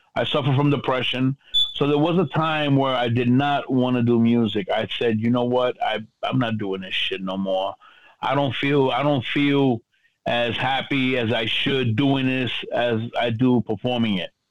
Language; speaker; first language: English; early bilingual, other home language; Spanish